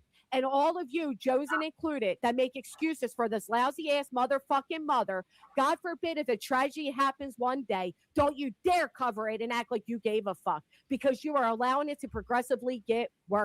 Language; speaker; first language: English; native; English